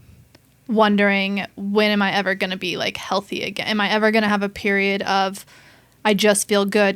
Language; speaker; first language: English; native; English